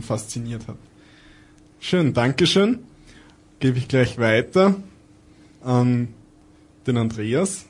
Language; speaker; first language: German; native; German